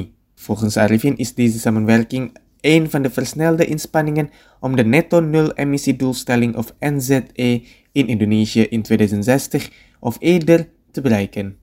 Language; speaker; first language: Dutch; non-native, fluent; Indonesian